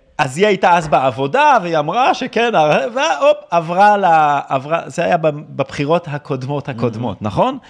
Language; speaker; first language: Hebrew; native; Hebrew